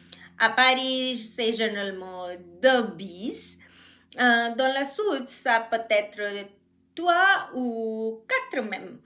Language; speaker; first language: French; non-native, learner; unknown